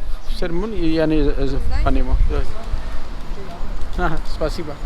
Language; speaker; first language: Russian; non-native, learner; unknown